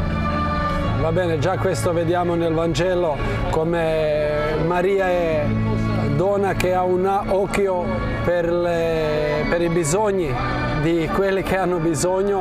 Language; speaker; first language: Italian; non-native, fluent; Croatian